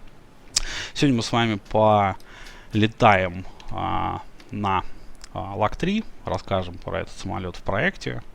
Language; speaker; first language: Russian; native; Russian